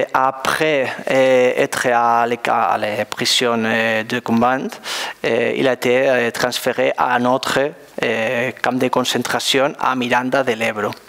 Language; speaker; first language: French; non-native, learner; Spanish